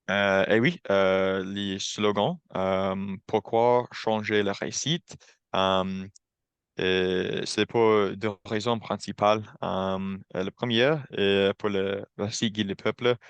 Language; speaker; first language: French; non-native, learner; English